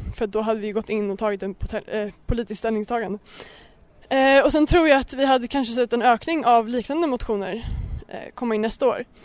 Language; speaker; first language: Swedish; native; Swedish